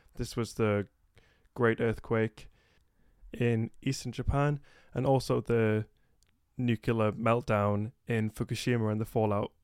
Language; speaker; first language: English; native; English